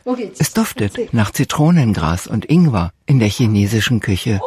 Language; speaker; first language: German; native; German